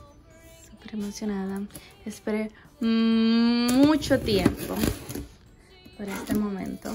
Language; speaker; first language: Spanish; early bilingual, heritage; Spanish